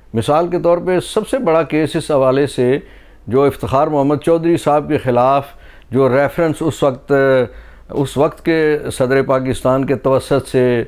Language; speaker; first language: Urdu; non-native, local second language; Pahari-Potwari